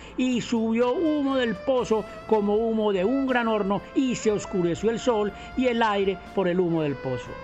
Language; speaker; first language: Spanish; native; Spanish